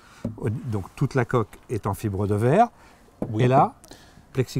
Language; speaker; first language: French; native; French